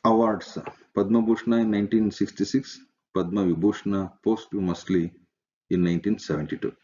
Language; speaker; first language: English; non-native, local second language; Kannada